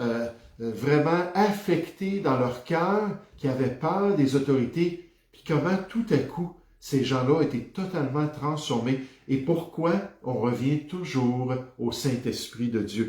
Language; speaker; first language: French; native; French